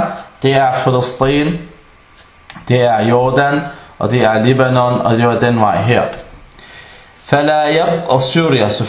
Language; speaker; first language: Danish; early bilingual, other home language; Arabic